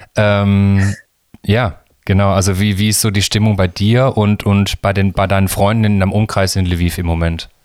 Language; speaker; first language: German; native; German